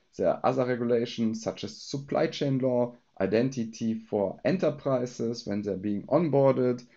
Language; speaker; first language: English; non-native, fluent; German